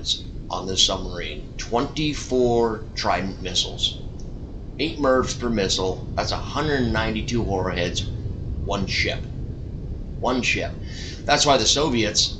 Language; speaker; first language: English; native; English